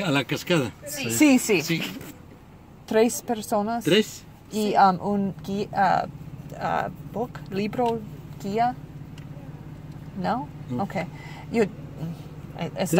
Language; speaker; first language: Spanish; non-native, learner; English